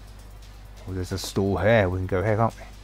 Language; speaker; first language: English; native; English